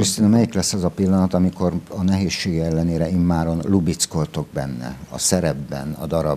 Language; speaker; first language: Hungarian; native; Hungarian